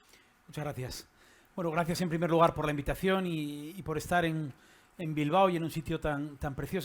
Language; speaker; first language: Spanish; native; Spanish